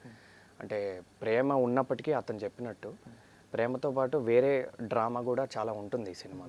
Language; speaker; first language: Telugu; native; Telugu